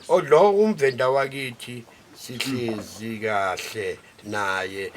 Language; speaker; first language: Zulu; native; Zulu